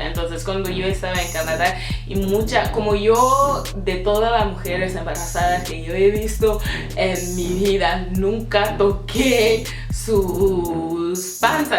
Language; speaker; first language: Spanish; non-native, fluent; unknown